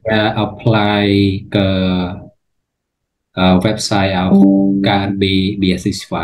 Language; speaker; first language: Indonesian; non-native, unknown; Khmer